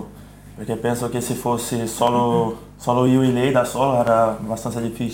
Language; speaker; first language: Italian; non-native, fluent; Portuguese